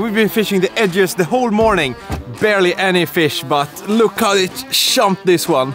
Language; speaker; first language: English; non-native, fluent; Swedish